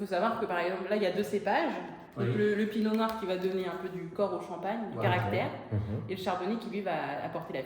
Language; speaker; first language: French; native; French